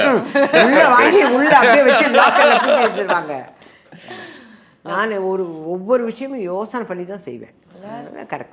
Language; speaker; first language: Tamil; native; Tamil